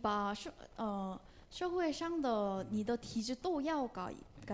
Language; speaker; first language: Chinese; non-native, learner; Korean